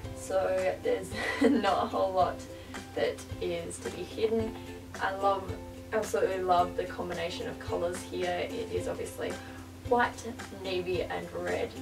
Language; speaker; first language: English; native; English